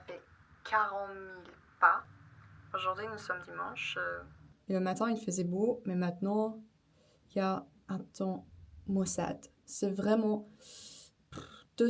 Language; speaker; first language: French; non-native, fluent; Turkish